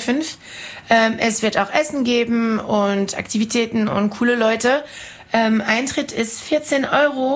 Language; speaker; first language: German; non-native, fluent; French